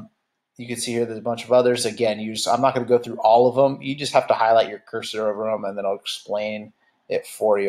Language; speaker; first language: English; native; English